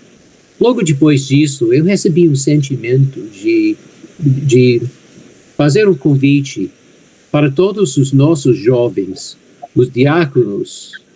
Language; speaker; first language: Portuguese; non-native, fluent; English